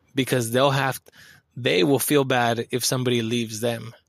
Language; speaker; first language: English; early bilingual, other home language; Spanish